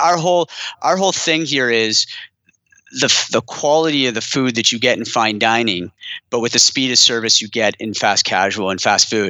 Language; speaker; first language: English; native; English